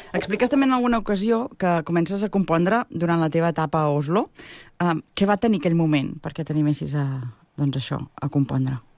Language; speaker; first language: Catalan; native; Catalan